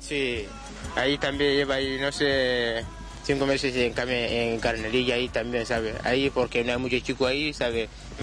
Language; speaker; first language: Spanish; non-native, learner; Wolof